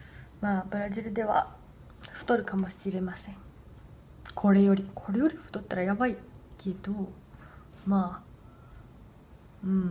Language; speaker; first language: Japanese; early bilingual, other home language; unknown